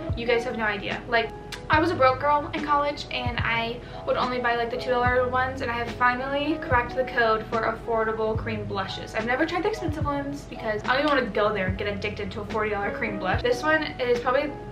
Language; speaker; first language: English; native; English